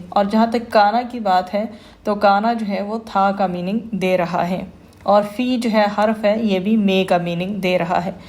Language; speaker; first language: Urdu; native; Urdu